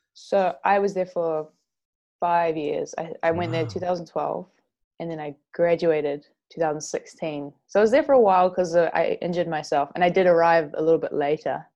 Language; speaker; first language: English; native; English